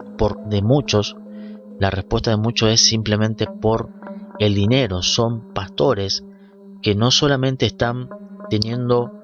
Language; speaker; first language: Spanish; native; Spanish